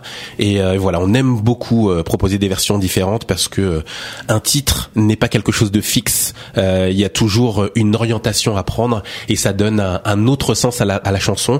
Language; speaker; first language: French; native; French